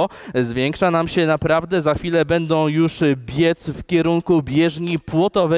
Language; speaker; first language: Polish; native; Polish